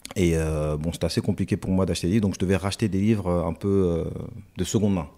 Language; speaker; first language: French; native; French